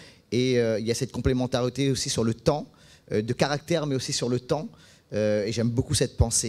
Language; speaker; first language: French; native; French